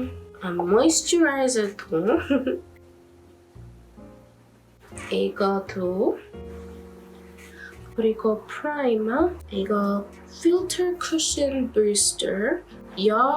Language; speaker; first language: Korean; non-native, learner; English